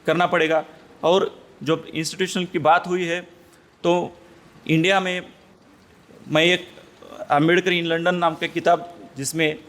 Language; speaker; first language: Hindi; non-native, local second language; Marathi